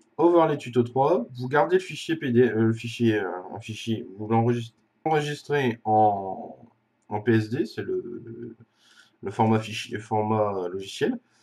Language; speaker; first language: French; native; French